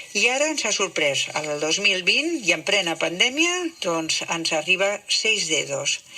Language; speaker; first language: Catalan; native; Catalan